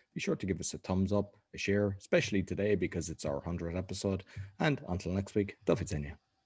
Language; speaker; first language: English; native; English